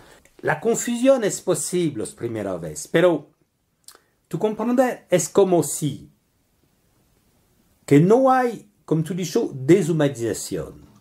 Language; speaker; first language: Spanish; non-native, learner; French